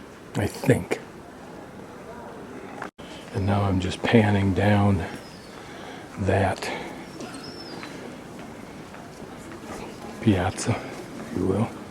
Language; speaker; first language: English; native; English